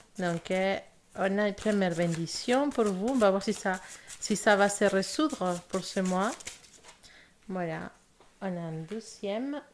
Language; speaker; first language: French; non-native, fluent; Spanish